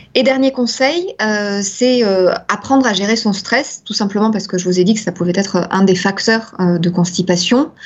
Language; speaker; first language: French; native; French